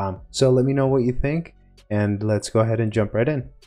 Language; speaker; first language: English; native; English